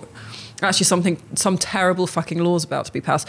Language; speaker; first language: English; native; English